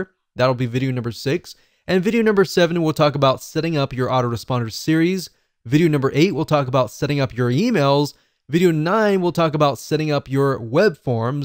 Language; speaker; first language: English; native; English